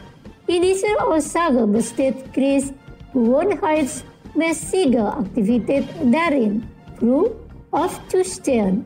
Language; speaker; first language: German; non-native, fluent; Indonesian